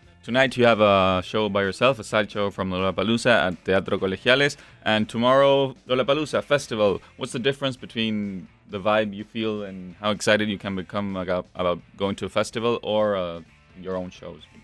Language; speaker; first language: English; non-native, fluent; Spanish